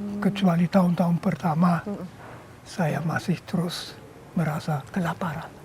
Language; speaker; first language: Indonesian; non-native, fluent; German